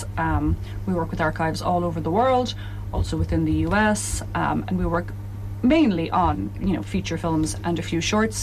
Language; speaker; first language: English; native; English